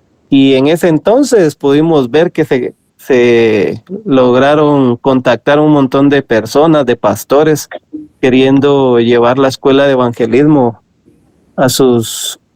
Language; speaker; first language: Spanish; native; Spanish